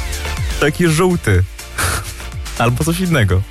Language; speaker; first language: Polish; native; Polish